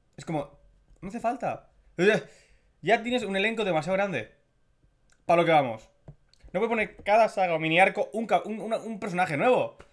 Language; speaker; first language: Spanish; native; Spanish